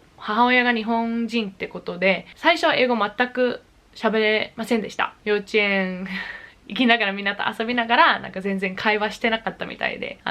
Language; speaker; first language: Japanese; early bilingual, heritage; English